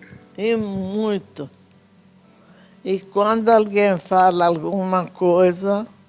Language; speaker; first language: Portuguese; non-native, fluent; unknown